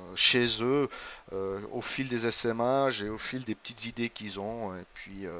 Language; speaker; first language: French; native; French